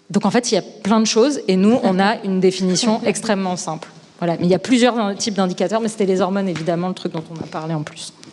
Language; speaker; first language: French; native; French